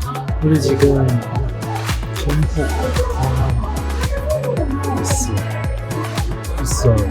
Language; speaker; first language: Korean; non-native, learner; Chinese